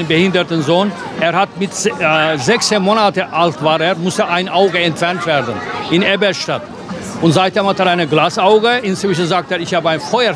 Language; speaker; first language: German; non-native, fluent; Turkish